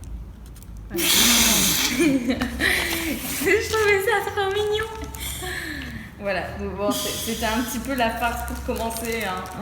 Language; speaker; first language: French; native; French